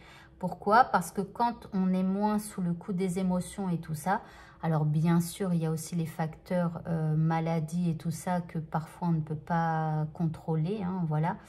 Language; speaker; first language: French; native; French